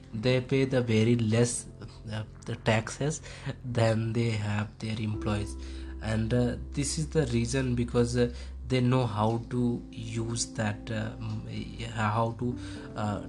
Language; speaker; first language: English; non-native, local second language; Hindi